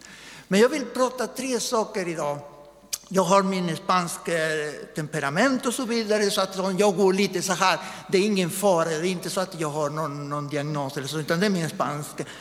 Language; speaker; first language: Swedish; non-native, fluent; Spanish